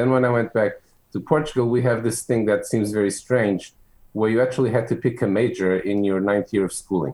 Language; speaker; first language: English; non-native, fluent; Portuguese